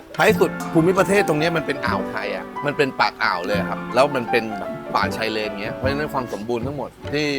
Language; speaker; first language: Thai; native; Thai